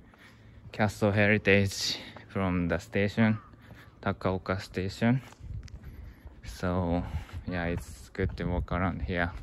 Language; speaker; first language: English; non-native, learner; Japanese